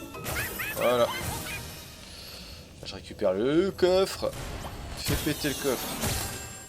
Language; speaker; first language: French; native; French